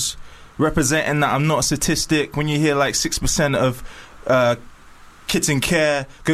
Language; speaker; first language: English; native; English